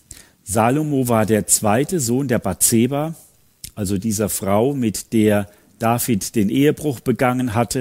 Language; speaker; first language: German; native; German